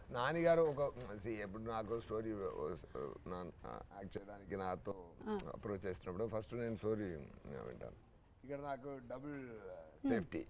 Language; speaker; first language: Telugu; non-native, learner; Tamil